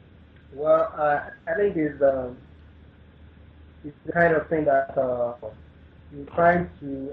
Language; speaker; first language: English; non-native, fluent; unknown